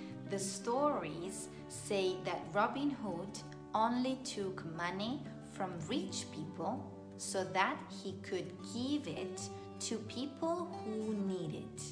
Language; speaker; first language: English; non-native, fluent; Italian